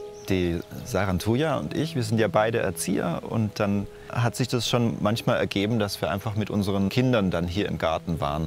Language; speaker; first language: German; native; German